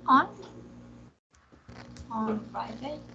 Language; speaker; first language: English; non-native, learner; Spanish